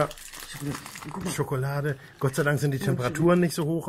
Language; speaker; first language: German; native; German